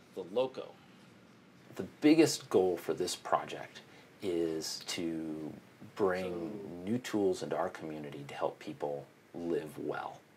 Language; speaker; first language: English; native; English